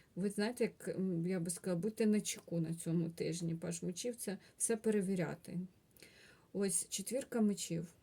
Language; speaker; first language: Ukrainian; non-native, local second language; Russian